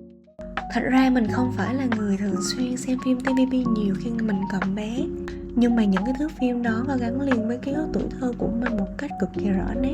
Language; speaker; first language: Vietnamese; native; Vietnamese